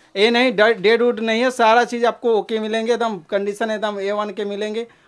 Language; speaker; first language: Hindi; native; Hindi